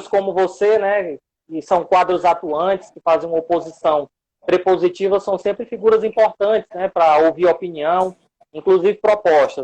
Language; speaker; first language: Portuguese; native; Portuguese